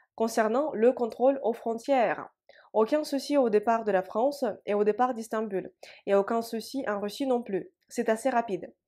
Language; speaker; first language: French; non-native, fluent; Russian